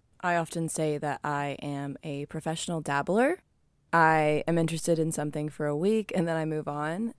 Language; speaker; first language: English; native; English